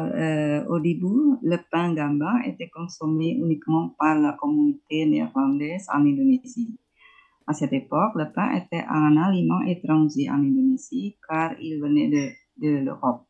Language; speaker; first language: French; non-native, fluent; Indonesian